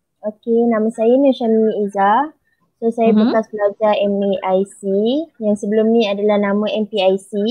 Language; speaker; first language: Malay; native; Malay